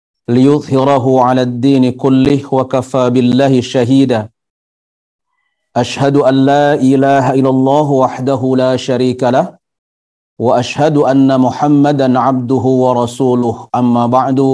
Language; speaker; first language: Arabic; non-native, fluent; Indonesian